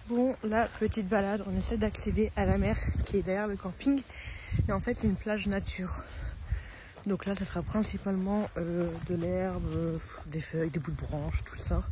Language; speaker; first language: French; native; French